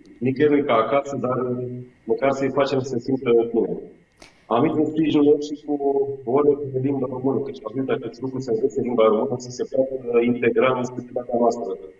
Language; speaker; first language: Romanian; non-native, local second language; Russian